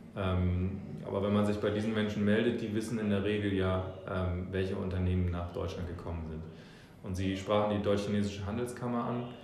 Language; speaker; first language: German; early bilingual, other home language; English